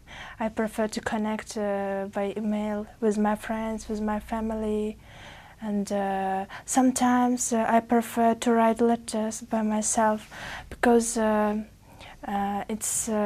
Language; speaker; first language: English; non-native, learner; Uzbek